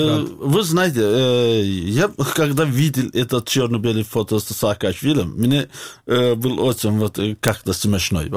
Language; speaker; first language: Russian; non-native, learner; Azerbaijani